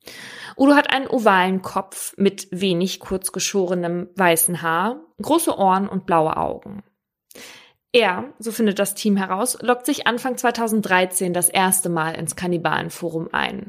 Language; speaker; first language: German; native; German